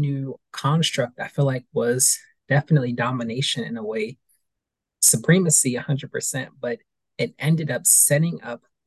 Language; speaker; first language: English; native; English